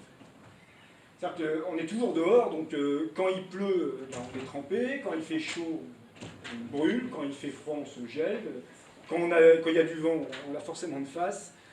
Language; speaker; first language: French; native; French